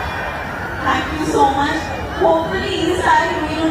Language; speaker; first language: Telugu; non-native, learner; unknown